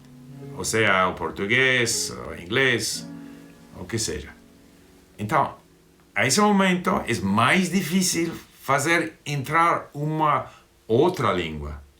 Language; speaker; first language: Portuguese; non-native, fluent; English